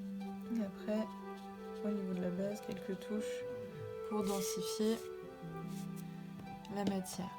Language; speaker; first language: French; native; French